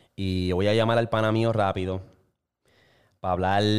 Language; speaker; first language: Spanish; native; Spanish